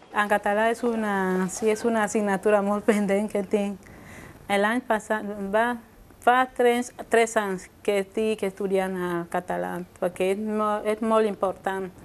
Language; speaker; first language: Catalan; non-native, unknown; Spanish